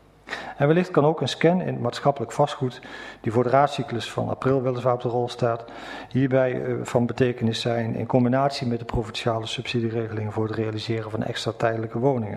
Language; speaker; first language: Dutch; native; Dutch